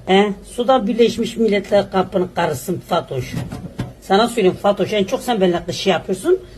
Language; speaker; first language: Turkish; native; Turkish